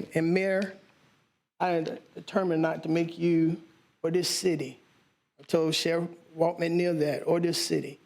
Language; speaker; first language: English; native; English